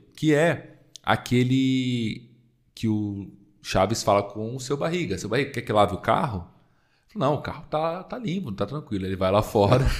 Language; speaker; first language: Portuguese; early bilingual, other home language; Spanish